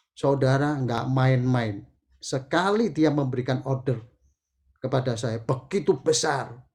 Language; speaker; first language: Indonesian; native; Indonesian